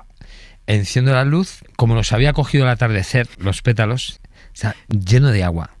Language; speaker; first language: Spanish; native; Spanish